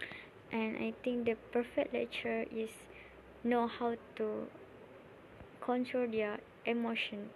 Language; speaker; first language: English; non-native, learner; Malay